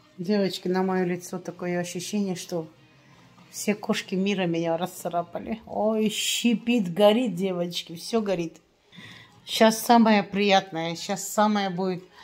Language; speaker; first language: Russian; native; Russian